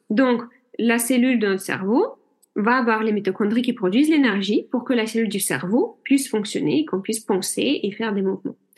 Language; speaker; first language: French; non-native, fluent; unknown